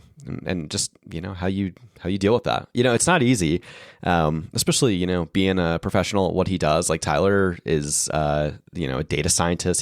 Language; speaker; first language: English; native; English